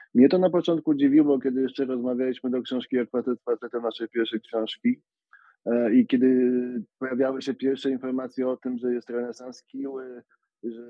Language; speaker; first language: Polish; native; Polish